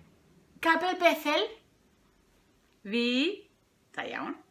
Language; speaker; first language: Welsh; non-native, fluent; Spanish